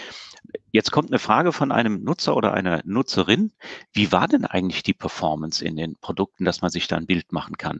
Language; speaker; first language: German; native; German